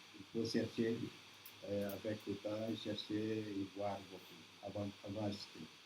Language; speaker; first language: French; non-native, learner; Portuguese